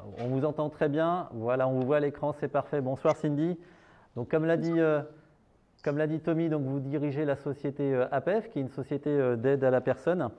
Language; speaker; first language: French; native; French